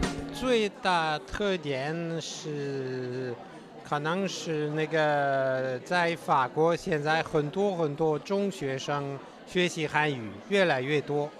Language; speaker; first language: Chinese; non-native, fluent; French